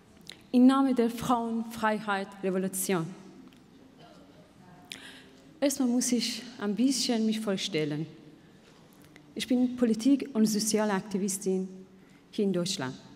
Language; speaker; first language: German; non-native, fluent; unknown